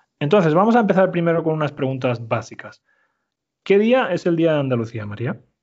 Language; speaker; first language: Spanish; native; Spanish